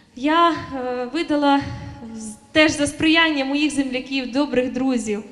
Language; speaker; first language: Ukrainian; native; Ukrainian